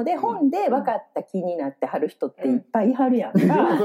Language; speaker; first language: Japanese; native; Japanese